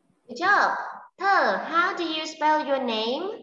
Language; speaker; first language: English; non-native, fluent; Vietnamese